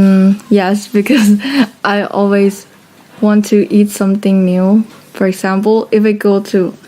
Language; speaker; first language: English; non-native, fluent; Thai